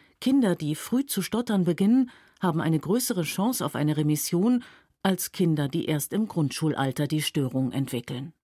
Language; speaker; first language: German; native; German